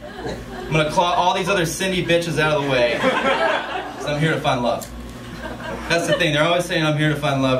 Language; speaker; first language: English; native; English